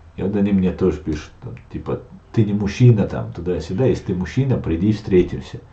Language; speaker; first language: Russian; non-native, local second language; Chechen